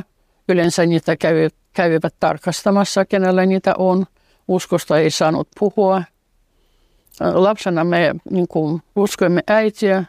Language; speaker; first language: Finnish; non-native, fluent; Russian